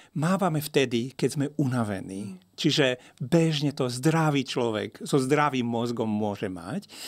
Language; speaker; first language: Slovak; non-native, local second language; Hungarian